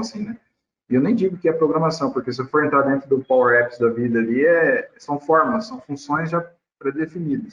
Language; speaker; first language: Portuguese; native; Portuguese